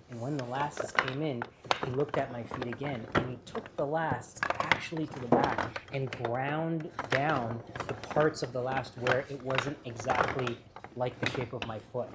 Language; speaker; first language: English; early bilingual, heritage; English